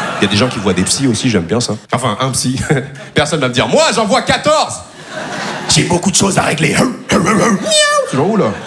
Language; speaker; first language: French; native; French